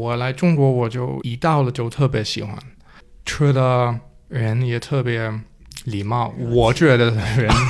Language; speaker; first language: Chinese; non-native, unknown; Danish